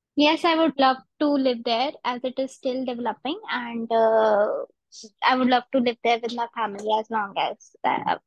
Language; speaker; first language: English; non-native, local second language; Punjabi